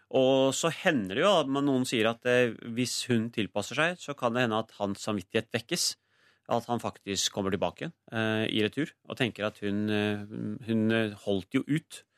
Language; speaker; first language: Norwegian; early bilingual, other home language; Urdu